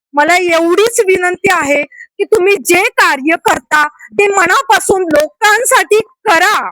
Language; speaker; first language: Marathi; native; Marathi